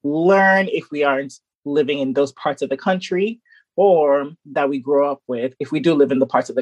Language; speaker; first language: English; native; English